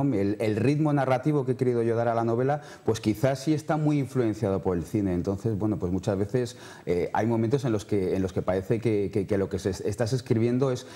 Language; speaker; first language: Spanish; native; Spanish